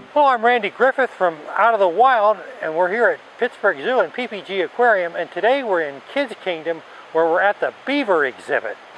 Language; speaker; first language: English; native; English